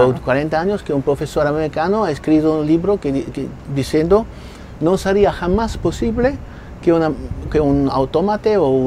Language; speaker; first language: Spanish; non-native, fluent; German